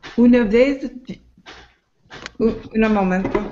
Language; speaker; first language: Spanish; non-native, learner; English